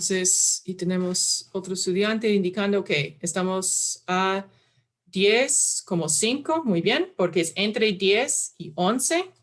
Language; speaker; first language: Spanish; non-native, fluent; English